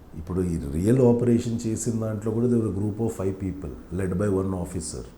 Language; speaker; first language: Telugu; native; Telugu